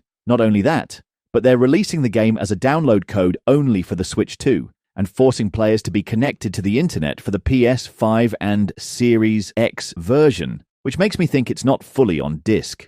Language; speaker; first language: English; native; English